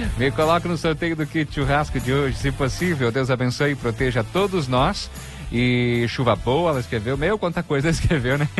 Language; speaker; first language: Portuguese; native; Portuguese